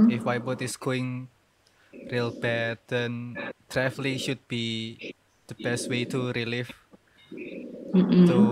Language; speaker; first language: English; non-native, learner; Indonesian